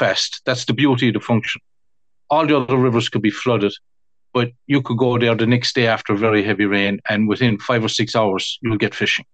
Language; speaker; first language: English; native; English